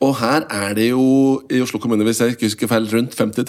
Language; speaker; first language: Norwegian; native; Norwegian